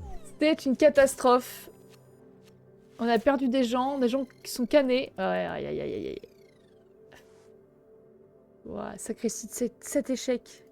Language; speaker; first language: French; native; French